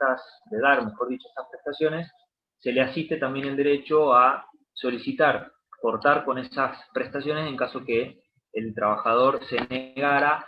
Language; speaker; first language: Spanish; native; Spanish